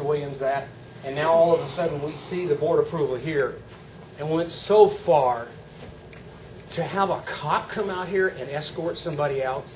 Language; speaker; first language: English; native; English